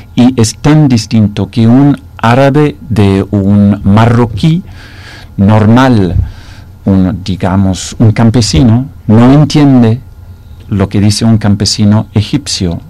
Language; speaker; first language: Spanish; non-native, fluent; English